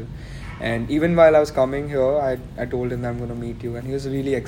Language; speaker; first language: English; non-native, local second language; Gujarati